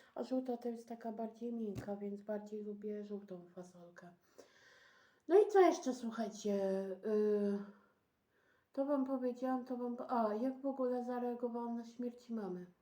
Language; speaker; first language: Polish; native; Polish